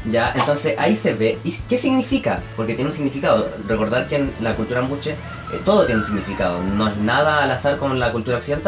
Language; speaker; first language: Spanish; native; Spanish